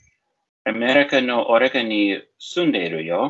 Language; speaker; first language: Japanese; non-native, learner; English